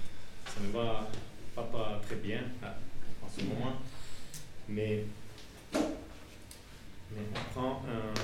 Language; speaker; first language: French; non-native, learner; Finnish